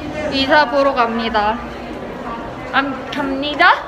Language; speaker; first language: Korean; non-native, learner; Filipino